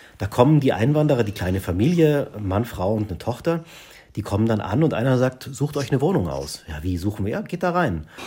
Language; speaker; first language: German; native; German